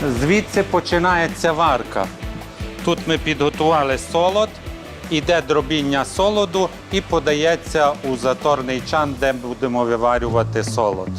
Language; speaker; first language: Ukrainian; native; Ukrainian